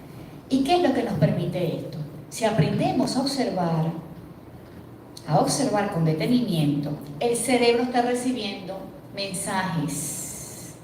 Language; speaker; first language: Spanish; native; Spanish